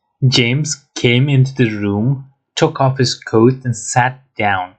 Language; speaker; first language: English; non-native, fluent; Turkish